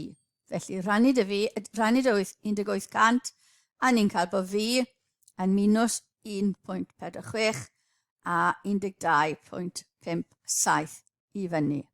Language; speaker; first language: Welsh; native; Welsh